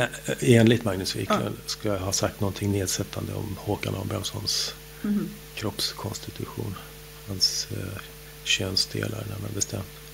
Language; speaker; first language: Swedish; native; Swedish